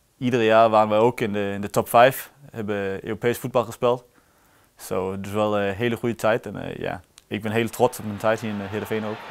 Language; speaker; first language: Dutch; non-native, fluent; Danish